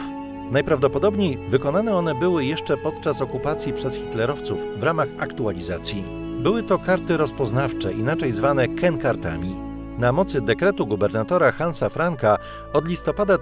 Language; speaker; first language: Polish; native; Polish